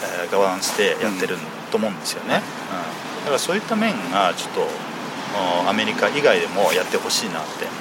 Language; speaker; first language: Japanese; early bilingual, other home language; Chinese